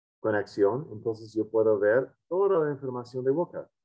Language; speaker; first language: Spanish; non-native, fluent; English